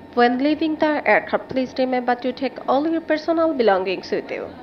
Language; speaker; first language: English; non-native, local second language; Bangla